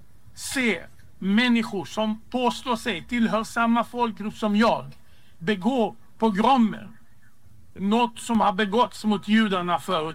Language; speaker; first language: Swedish; non-native, fluent; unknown